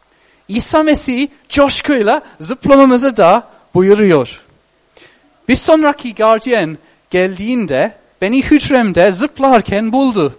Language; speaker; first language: Turkish; non-native, fluent; English